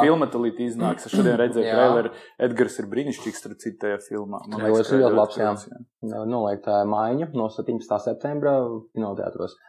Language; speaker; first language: Latvian; non-native, local second language; Russian